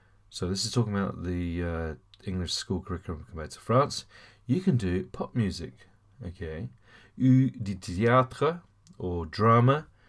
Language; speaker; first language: English; native; English